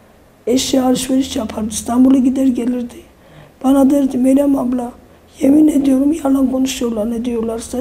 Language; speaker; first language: Turkish; non-native, fluent; Armenian